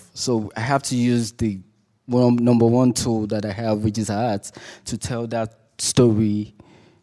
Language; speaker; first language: English; non-native, local second language; Yoruba